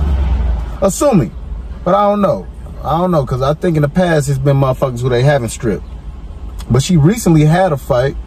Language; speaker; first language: English; native; English